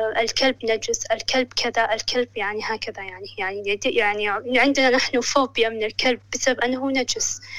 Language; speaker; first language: Arabic; non-native, local second language; Somali